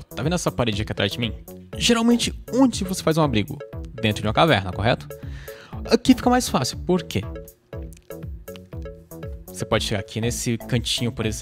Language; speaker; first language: Portuguese; native; Portuguese